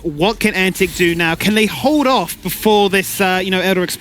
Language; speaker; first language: English; native; English